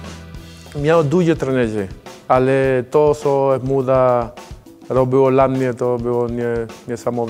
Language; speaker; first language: Polish; non-native, learner; Spanish